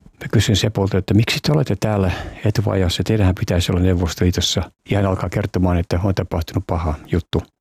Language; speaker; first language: Finnish; native; Finnish